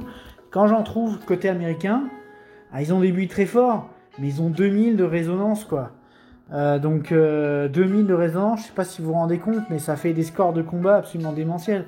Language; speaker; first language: French; native; French